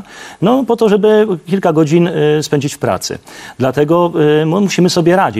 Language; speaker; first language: Polish; native; Polish